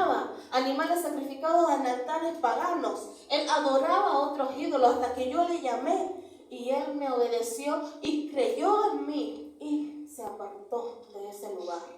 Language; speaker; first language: Spanish; native; Spanish